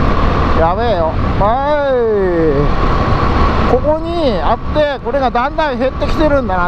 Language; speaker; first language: Japanese; native; Japanese